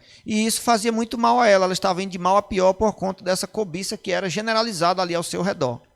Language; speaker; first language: Portuguese; native; Portuguese